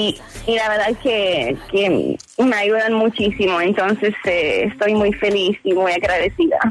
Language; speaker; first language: Spanish; early bilingual, heritage; Hebrew